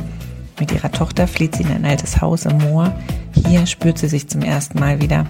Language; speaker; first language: German; native; German